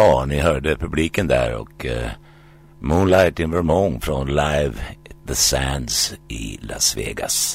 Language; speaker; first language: Swedish; native; Swedish